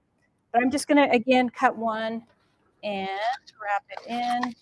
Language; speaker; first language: English; native; English